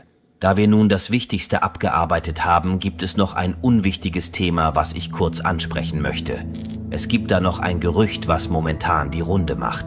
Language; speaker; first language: German; native; German